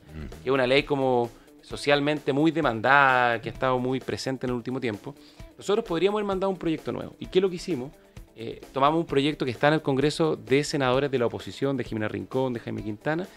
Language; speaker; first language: Spanish; native; Spanish